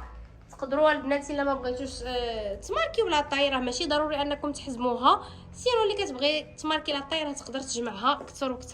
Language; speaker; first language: Arabic; native; Arabic